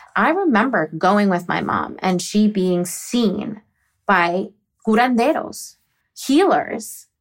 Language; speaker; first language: English; native; English